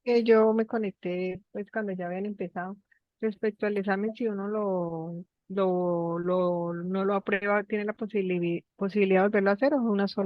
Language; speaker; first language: Spanish; native; Spanish